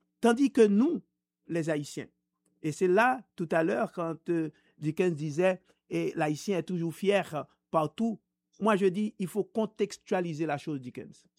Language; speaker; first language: French; non-native, local second language; Haitian Creole